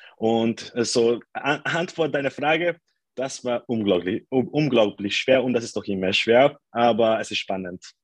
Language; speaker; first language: German; non-native, fluent; Hungarian